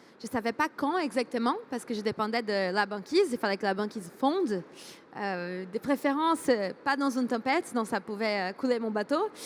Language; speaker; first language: French; non-native, fluent; Portuguese